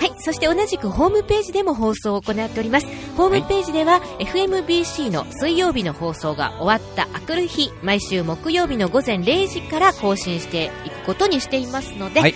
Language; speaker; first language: Japanese; native; Japanese